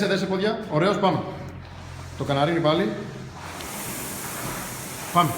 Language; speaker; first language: Greek; native; Greek